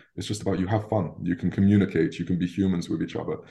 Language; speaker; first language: English; native; English